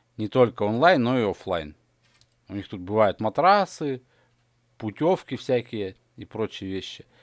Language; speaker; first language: Russian; native; Russian